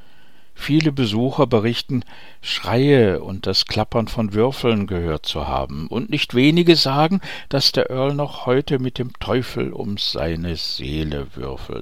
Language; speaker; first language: German; native; German